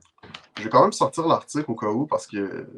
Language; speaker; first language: French; native; French